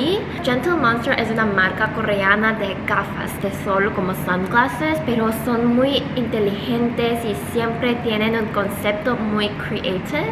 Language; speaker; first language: Spanish; non-native, fluent; Korean